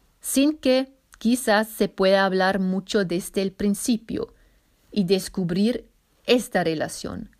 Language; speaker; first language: Spanish; non-native, fluent; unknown